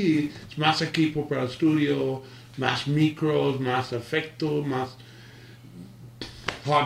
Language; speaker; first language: Spanish; non-native, learner; English